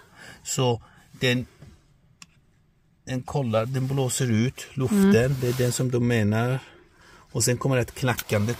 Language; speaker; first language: Swedish; non-native, fluent; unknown